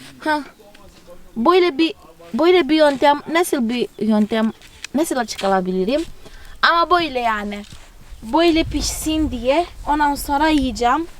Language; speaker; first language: Turkish; non-native, fluent; Portuguese